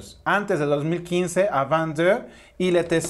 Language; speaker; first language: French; non-native, learner; Spanish